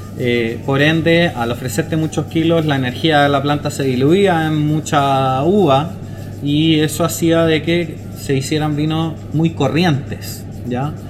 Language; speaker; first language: Spanish; native; Spanish